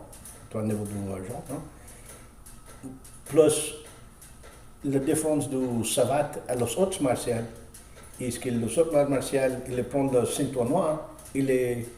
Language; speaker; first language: French; non-native, learner; Spanish